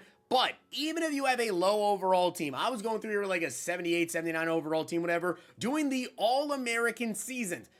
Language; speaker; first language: English; native; English